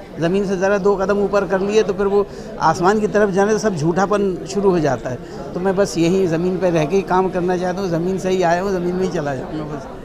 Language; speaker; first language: Hindi; native; Hindi